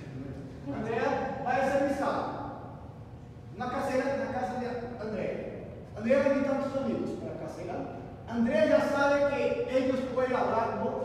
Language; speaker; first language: Spanish; non-native, learner; Portuguese